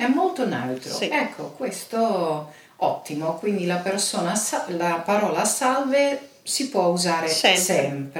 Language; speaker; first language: Italian; non-native, fluent; Dutch